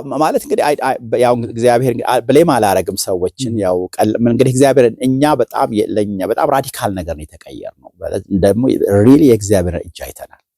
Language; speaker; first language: Amharic; native; Amharic